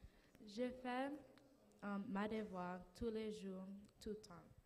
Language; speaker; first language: French; non-native, learner; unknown